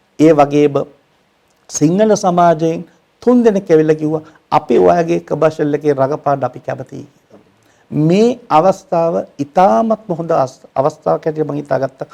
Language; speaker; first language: Sinhala; non-native, local second language; Tamil